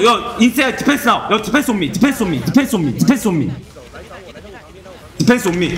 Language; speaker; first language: English; non-native, learner; Korean